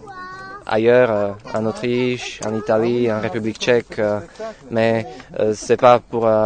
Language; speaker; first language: French; non-native, fluent; Slovak